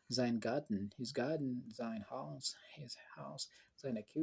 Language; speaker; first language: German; non-native, learner; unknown